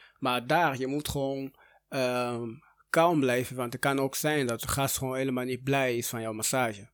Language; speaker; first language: Dutch; early bilingual, other home language; Portuguese